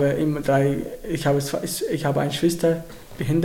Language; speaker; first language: German; non-native, learner; Arabic